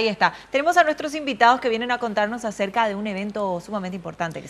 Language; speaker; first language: Spanish; native; Spanish